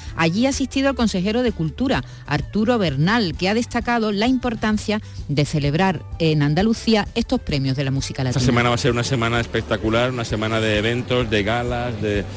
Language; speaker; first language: Spanish; native; Spanish